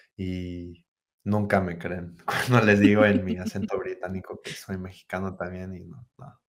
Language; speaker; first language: Spanish; early bilingual, heritage; Spanish